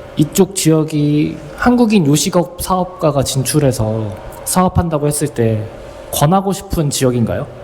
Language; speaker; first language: Korean; native; Korean